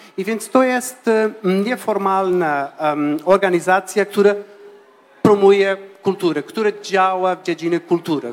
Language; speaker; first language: Polish; non-native, fluent; Portuguese